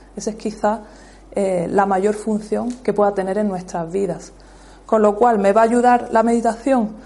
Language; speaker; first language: Spanish; native; Spanish